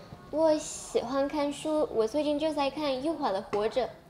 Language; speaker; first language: Chinese; non-native, fluent; Spanish